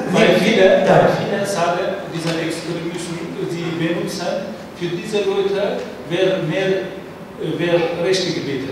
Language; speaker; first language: German; non-native, learner; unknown